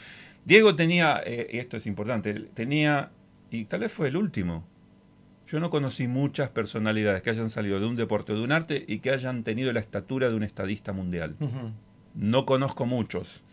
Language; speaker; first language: Spanish; native; Spanish